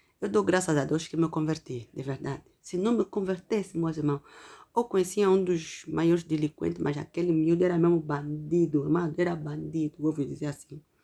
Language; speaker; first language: Portuguese; native; Portuguese